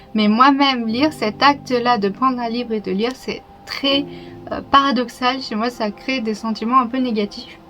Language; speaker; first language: French; early bilingual, other home language; Vietnamese